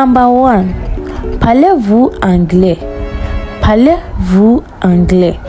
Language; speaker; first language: French; non-native, learner; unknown